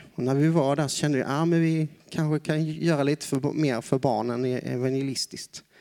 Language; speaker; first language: Swedish; native; Swedish